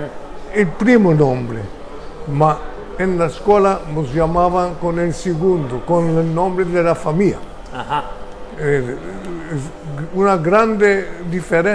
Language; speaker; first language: Spanish; early bilingual, heritage; Ladino